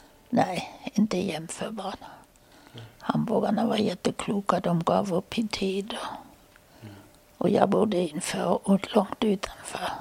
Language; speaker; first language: Swedish; non-native, fluent; German